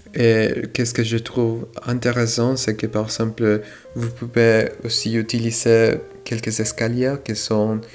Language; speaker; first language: French; non-native, fluent; Spanish